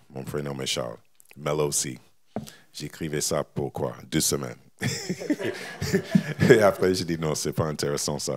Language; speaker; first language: French; non-native, fluent; English